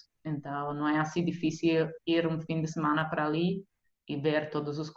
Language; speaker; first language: Portuguese; non-native, fluent; Italian